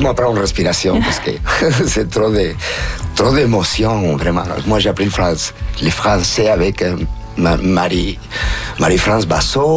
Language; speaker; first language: French; non-native, fluent; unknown